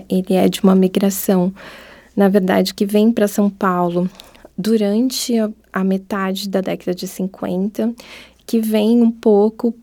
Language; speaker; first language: Portuguese; native; Portuguese